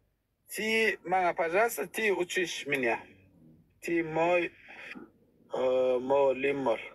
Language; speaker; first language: Russian; non-native, learner; Turkmen